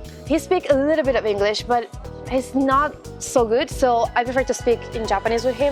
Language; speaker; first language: English; non-native, fluent; Italian